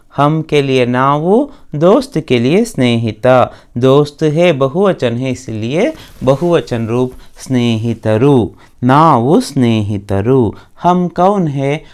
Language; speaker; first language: Hindi; non-native, local second language; Kannada